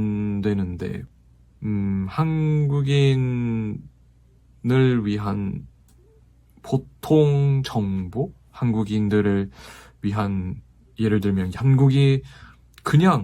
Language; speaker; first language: Korean; non-native, fluent; Japanese